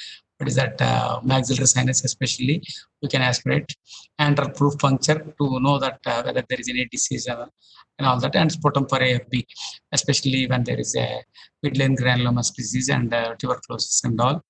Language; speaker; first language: English; non-native, local second language; Telugu